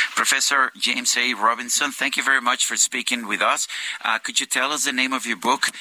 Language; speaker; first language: English; non-native, fluent; Spanish